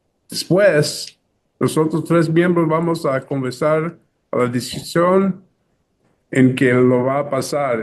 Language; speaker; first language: Spanish; early bilingual, heritage; English